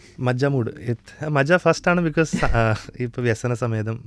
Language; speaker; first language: Malayalam; non-native, fluent; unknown